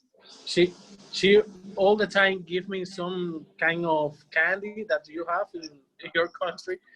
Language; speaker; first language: English; non-native, learner; Spanish